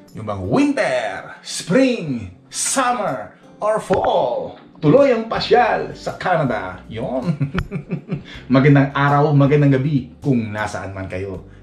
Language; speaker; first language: Filipino; native; Filipino